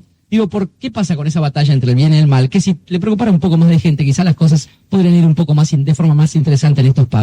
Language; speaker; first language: Spanish; native; Spanish